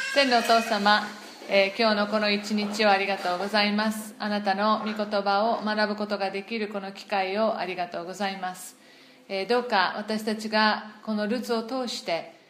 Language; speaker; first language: Japanese; non-native, fluent; English